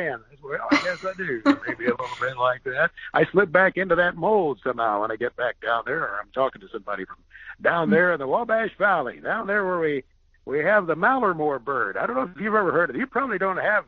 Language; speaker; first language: English; native; English